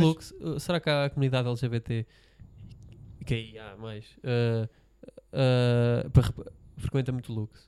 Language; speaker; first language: Portuguese; native; Portuguese